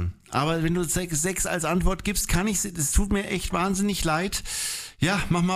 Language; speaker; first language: German; native; German